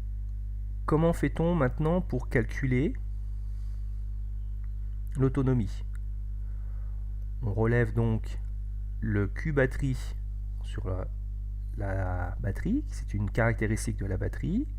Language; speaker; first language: French; native; French